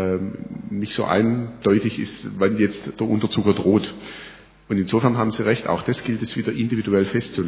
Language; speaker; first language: German; native; German